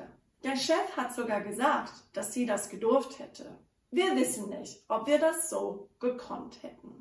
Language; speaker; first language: German; non-native, fluent; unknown